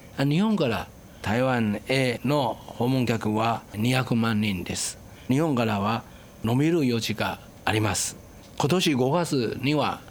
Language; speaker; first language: Japanese; non-native, fluent; Chinese